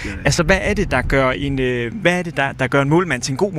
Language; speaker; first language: Danish; native; Danish